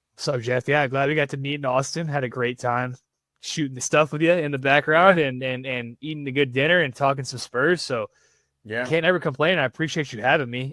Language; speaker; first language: English; native; English